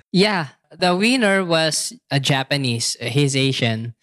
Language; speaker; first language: English; non-native, local second language; Filipino